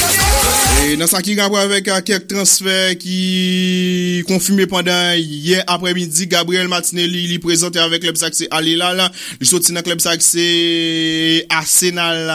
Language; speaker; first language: French; non-native, local second language; Haitian Creole